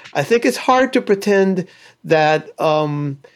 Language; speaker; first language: English; early bilingual, other home language; Spanish